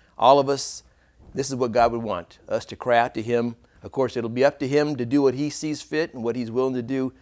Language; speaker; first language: English; native; English